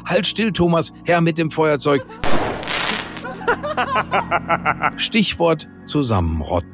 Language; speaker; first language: German; native; German